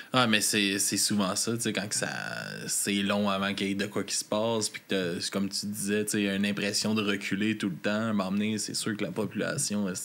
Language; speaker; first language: French; native; French